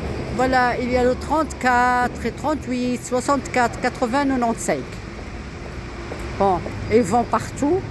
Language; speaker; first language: French; non-native, local second language; Arabic